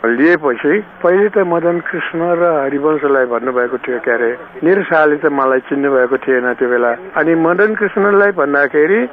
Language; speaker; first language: Nepali; non-native, local second language; Newari